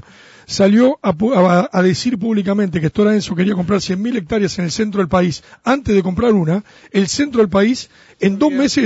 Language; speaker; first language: Spanish; native; Spanish